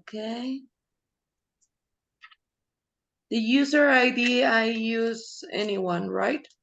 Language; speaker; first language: English; non-native, learner; Spanish